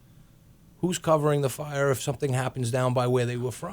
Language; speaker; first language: English; native; English